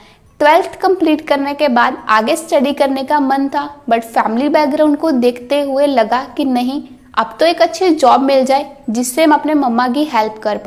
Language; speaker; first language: Hindi; native; Hindi